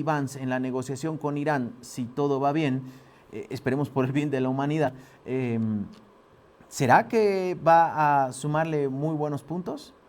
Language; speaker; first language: Spanish; native; Spanish